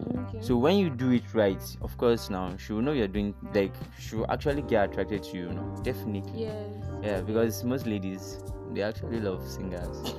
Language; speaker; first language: English; non-native, local second language; Igbo